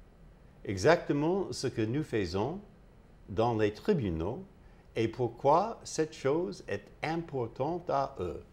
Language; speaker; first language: French; non-native, fluent; English